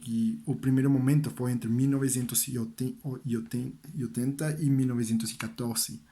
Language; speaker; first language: Portuguese; non-native, learner; Spanish